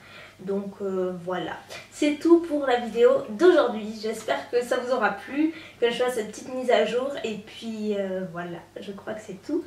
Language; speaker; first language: French; native; French